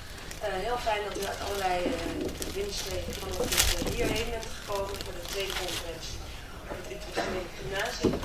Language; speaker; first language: Dutch; native; Dutch